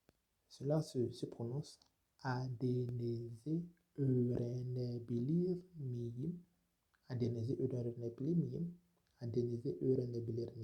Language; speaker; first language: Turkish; non-native, fluent; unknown